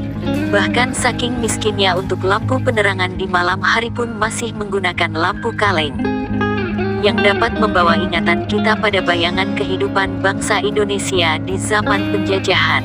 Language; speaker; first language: Indonesian; native; Indonesian